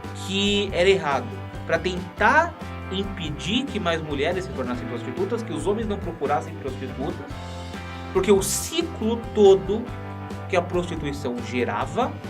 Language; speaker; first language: Portuguese; native; Portuguese